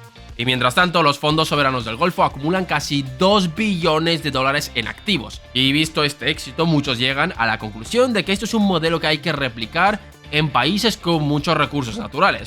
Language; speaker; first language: Spanish; native; Spanish